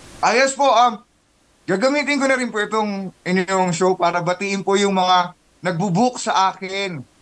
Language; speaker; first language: Filipino; native; Filipino